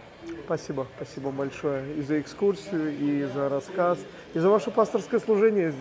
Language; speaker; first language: Russian; native; Russian